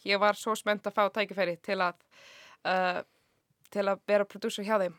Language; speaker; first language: Icelandic; non-native, fluent; English